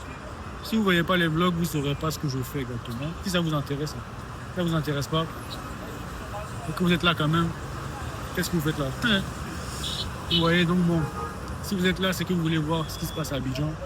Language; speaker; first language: French; native; French